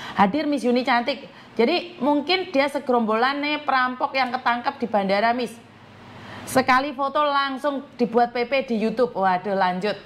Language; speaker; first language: Indonesian; native; Indonesian